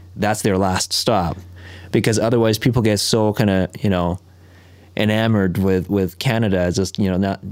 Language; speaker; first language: English; non-native, fluent; Korean